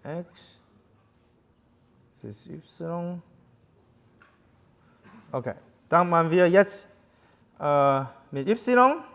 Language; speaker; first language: German; non-native, fluent; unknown